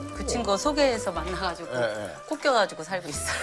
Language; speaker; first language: Korean; native; Korean